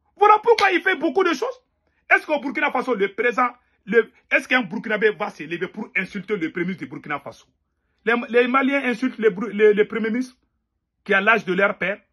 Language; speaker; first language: French; non-native, local second language; Bambara